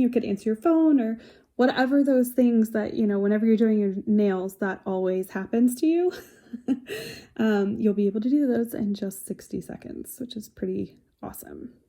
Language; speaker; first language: English; native; English